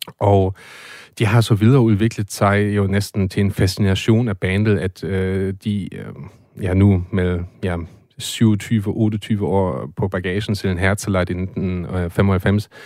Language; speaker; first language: Danish; non-native, fluent; German